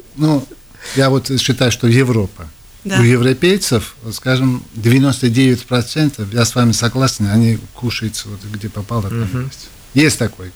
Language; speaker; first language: Russian; non-native, local second language; Uzbek